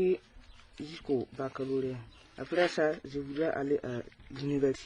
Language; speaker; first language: French; non-native, local second language; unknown